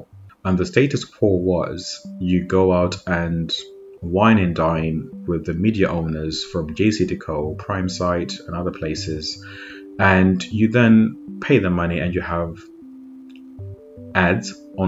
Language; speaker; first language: English; non-native, local second language; Shona